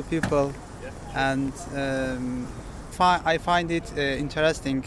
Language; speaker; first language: English; non-native, learner; Turkish